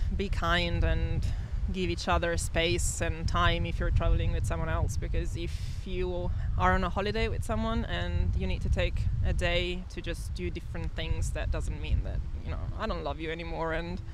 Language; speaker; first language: English; non-native, fluent; Italian